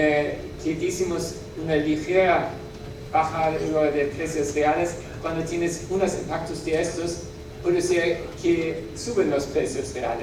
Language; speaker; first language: Spanish; non-native, learner; German